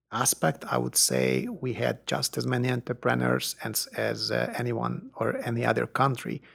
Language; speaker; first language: English; non-native, fluent; Hungarian